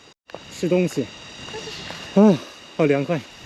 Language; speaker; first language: Chinese; non-native, fluent; Japanese